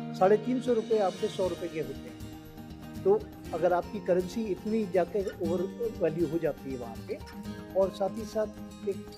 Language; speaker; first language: Hindi; native; Hindi